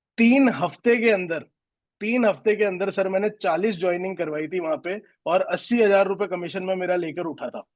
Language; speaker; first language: Hindi; native; Hindi